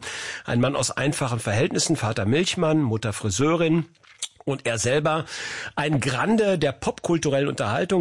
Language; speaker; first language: German; native; German